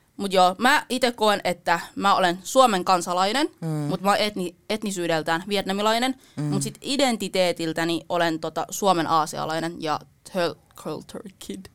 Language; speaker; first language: Finnish; early bilingual, other home language; Vietnamese